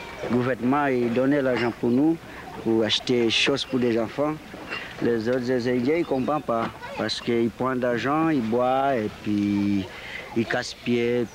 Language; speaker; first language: French; non-native, local second language; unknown